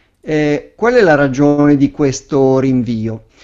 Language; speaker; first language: Italian; native; Italian